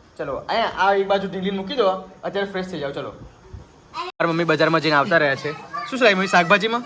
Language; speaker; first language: Gujarati; native; Gujarati